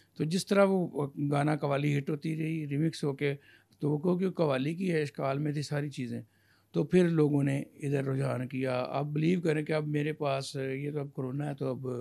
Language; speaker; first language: Urdu; non-native, local second language; Punjabi